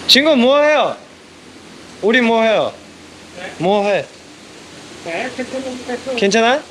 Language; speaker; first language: Korean; non-native, learner; Kazakh